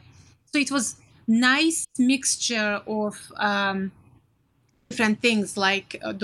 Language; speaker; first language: English; non-native, fluent; Turkish